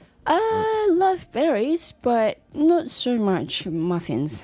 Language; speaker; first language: English; non-native, fluent; Japanese